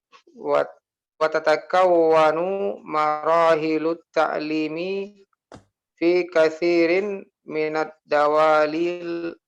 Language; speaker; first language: Arabic; non-native, learner; Indonesian